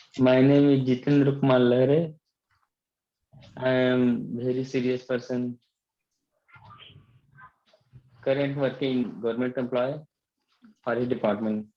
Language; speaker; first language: English; non-native, learner; Hindi